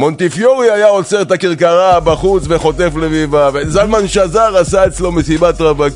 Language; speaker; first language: Hebrew; native; Hebrew